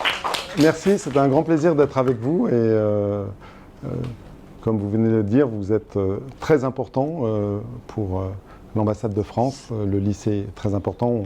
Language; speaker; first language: French; native; French